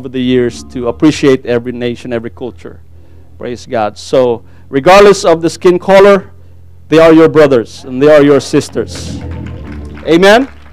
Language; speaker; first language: English; non-native, local second language; Filipino